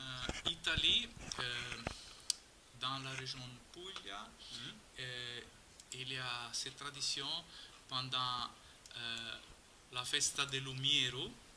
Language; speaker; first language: French; non-native, learner; Italian